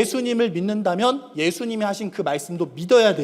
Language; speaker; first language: Korean; native; Korean